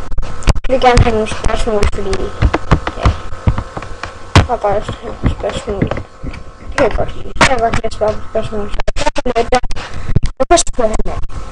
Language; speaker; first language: Danish; early bilingual, other home language; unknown